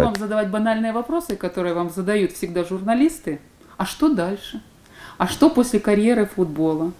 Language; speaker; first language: Russian; native; Russian